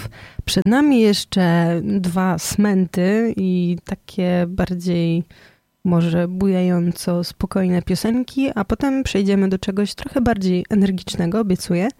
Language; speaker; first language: Polish; native; Polish